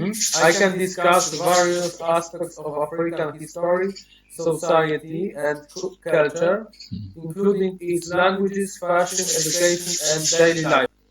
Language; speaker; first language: English; non-native, learner; Polish